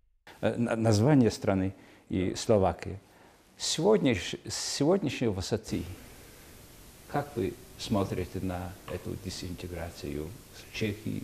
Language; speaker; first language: Russian; non-native, fluent; Mongolian